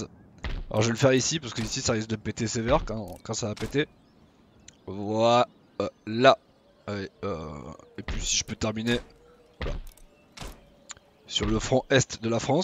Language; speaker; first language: French; native; French